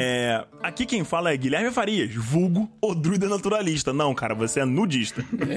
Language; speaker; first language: Portuguese; native; Portuguese